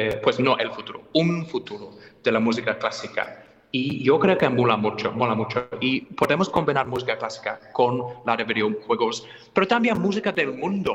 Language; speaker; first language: Spanish; non-native, fluent; English